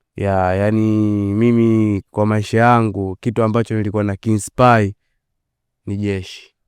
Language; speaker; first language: Swahili; native; Swahili